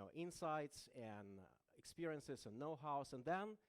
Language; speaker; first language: English; non-native, fluent; Lithuanian